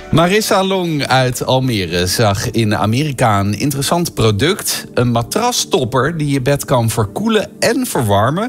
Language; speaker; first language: Dutch; native; Dutch